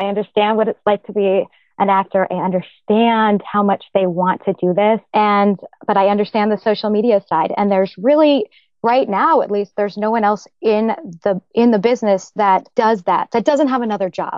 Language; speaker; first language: English; native; English